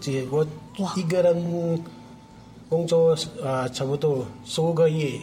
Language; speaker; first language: Chinese; non-native, learner; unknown